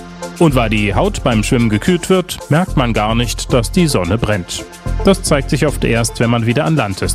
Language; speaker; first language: German; native; German